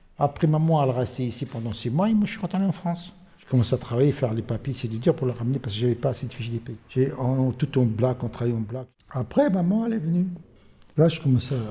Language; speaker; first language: French; non-native, learner; Arabic